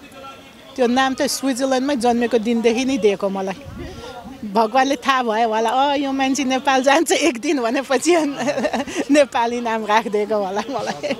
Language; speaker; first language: Nepali; early bilingual, other home language; German